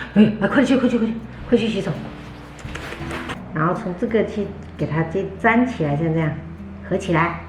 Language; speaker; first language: Chinese; native; Chinese